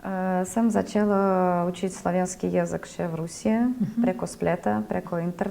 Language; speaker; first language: Slovenian; non-native, learner; Russian